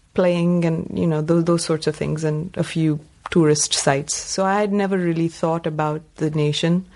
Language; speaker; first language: English; non-native, local second language; Tamil